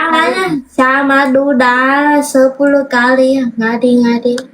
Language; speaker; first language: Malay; non-native, learner; Vietnamese